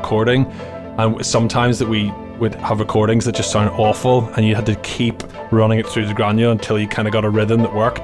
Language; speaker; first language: English; native; English